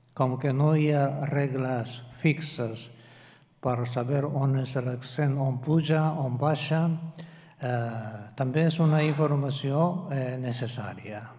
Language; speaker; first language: Catalan; non-native, fluent; Japanese